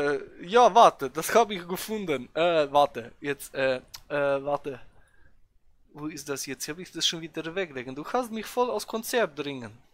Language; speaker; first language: German; native; German